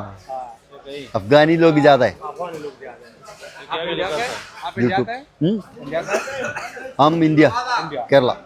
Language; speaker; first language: Hindi; non-native, local second language; Malayalam